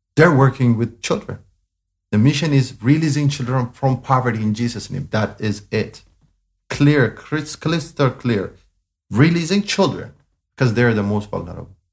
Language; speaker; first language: English; non-native, fluent; Amharic